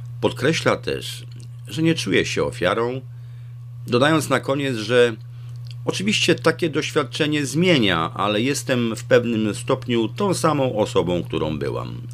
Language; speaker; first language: Polish; native; Polish